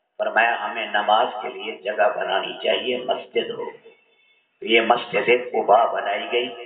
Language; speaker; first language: Urdu; native; Urdu